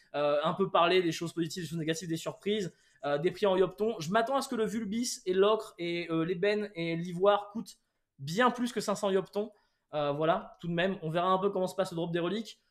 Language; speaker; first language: French; native; French